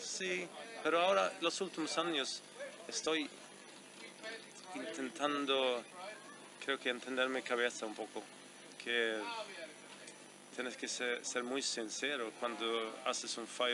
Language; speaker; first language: Spanish; non-native, fluent; Swedish